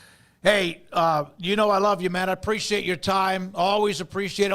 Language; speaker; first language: English; native; English